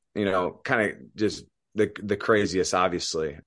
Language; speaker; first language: English; native; English